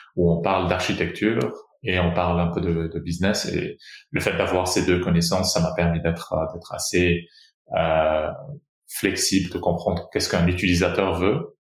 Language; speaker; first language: French; non-native, fluent; Portuguese